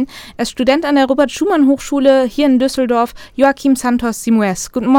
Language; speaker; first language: German; native; German